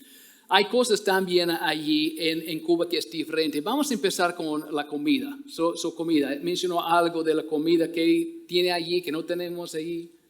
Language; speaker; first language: Spanish; non-native, fluent; English